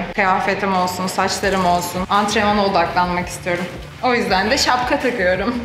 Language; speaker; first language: Turkish; native; Turkish